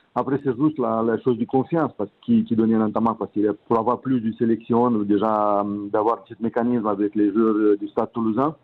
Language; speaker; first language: French; non-native, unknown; Romanian